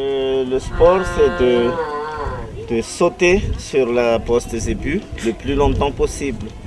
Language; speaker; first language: French; non-native, local second language; Malagasy